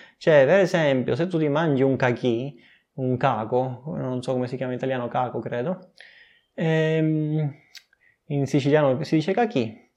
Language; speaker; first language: Italian; native; Italian